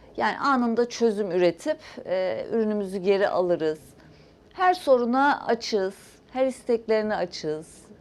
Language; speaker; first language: Turkish; native; Turkish